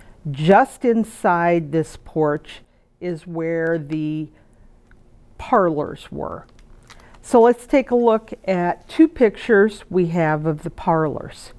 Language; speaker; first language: English; native; English